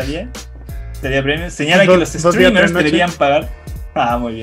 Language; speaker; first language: Spanish; native; Spanish